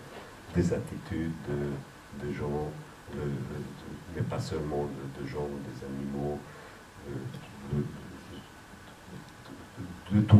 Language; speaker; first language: French; non-native, fluent; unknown